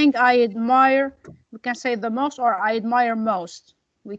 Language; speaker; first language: English; non-native, fluent; Arabic